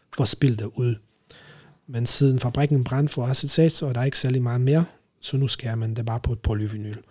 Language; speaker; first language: Danish; non-native, fluent; Polish